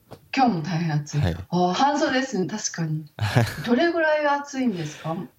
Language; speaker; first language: Japanese; native; Japanese